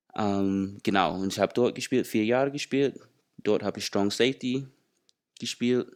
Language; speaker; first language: German; non-native, fluent; English